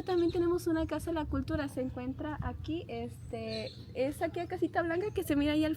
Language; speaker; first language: Spanish; native; Spanish